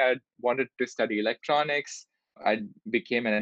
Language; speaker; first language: English; non-native, local second language; Hindi